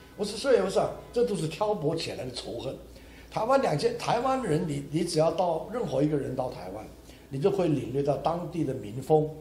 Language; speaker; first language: Chinese; non-native, local second language; Hakka Chinese